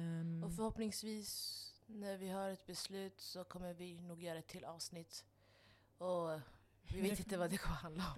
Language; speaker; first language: Swedish; non-native, local second language; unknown